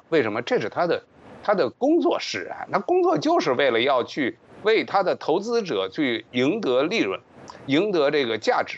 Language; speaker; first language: Chinese; native; Chinese